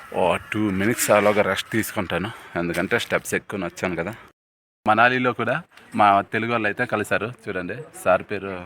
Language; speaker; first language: Telugu; non-native, local second language; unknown